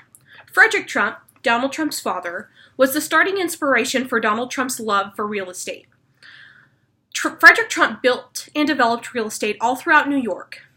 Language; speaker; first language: English; native; English